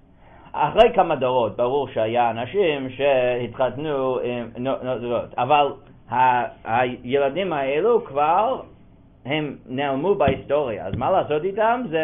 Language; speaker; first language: Hebrew; non-native, fluent; English